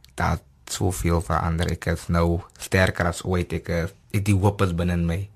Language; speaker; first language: Afrikaans; native; Afrikaans